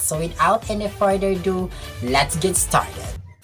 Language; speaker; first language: English; non-native, local second language; Filipino